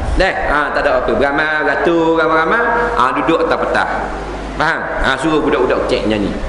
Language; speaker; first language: Malay; native; Malay